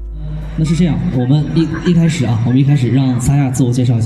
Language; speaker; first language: Chinese; native; Chinese